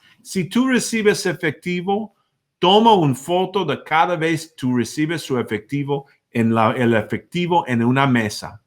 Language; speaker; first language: Spanish; non-native, fluent; English